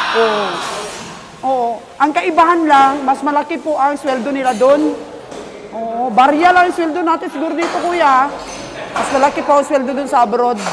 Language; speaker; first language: Filipino; non-native, local second language; Cebuano